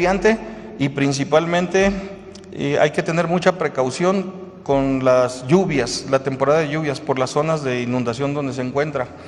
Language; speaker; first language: Spanish; native; Spanish